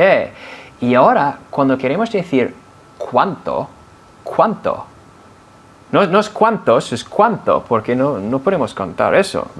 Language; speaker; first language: Spanish; non-native, fluent; English